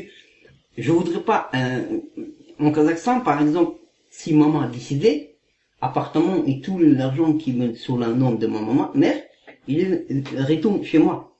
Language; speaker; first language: French; non-native, learner; Kazakh